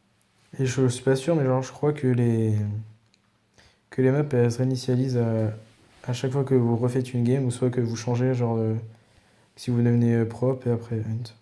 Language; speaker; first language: French; native; French